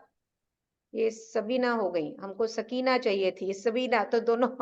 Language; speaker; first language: Hindi; native; Hindi